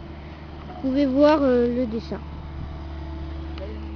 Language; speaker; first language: French; native; French